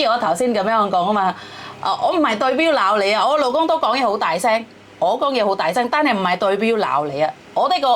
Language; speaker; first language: Cantonese; non-native, fluent; Javanese